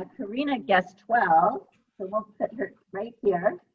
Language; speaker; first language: English; native; English